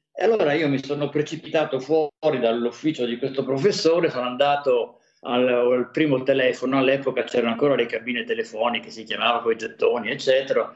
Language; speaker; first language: Italian; native; Italian